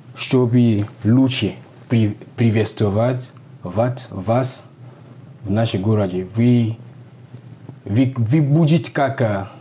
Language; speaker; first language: Russian; non-native, learner; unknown